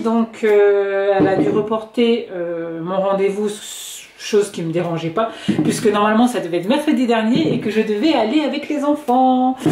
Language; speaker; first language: French; native; French